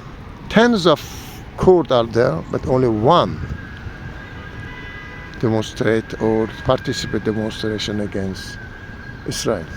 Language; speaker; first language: English; non-native, learner; Persian